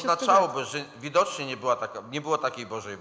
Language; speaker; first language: Polish; native; Polish